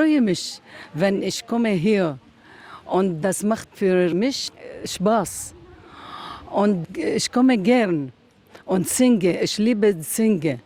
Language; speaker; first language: German; non-native, learner; Arabic